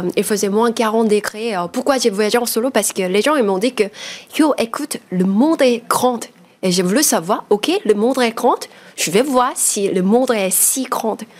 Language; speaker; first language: French; non-native, fluent; Korean